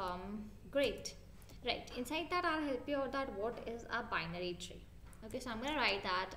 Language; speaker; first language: English; non-native, local second language; Hindi